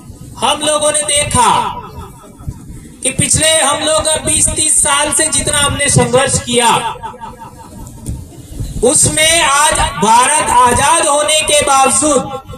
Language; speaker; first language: Hindi; non-native, local second language; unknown